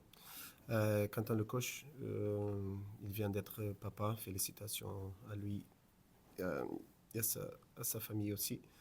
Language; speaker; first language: French; non-native, fluent; Portuguese